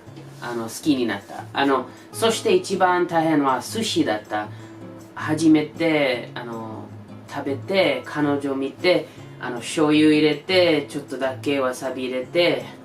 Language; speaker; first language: Japanese; non-native, learner; English